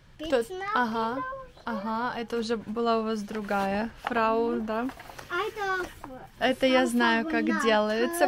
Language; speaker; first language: Russian; native; Russian